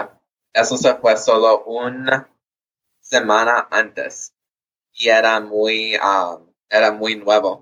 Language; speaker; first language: Spanish; early bilingual, heritage; English